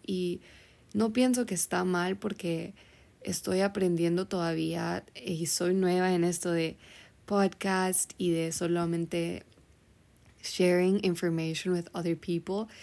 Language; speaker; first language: Spanish; early bilingual, heritage; Spanish